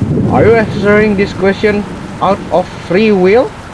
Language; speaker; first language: English; non-native, learner; Indonesian